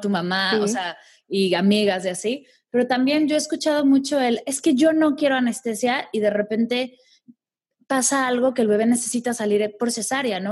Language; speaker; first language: Spanish; native; Spanish